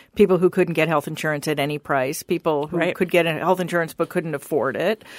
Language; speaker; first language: English; native; English